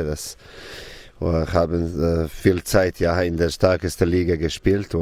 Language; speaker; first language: German; non-native, learner; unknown